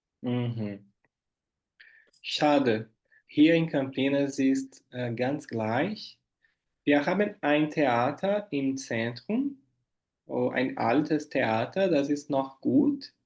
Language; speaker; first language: German; non-native, learner; Portuguese